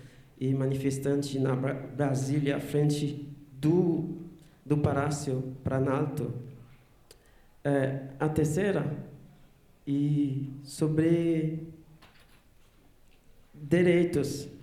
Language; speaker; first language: Portuguese; non-native, learner; Haitian Creole